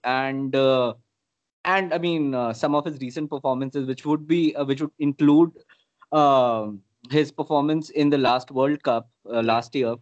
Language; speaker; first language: English; non-native, local second language; Hindi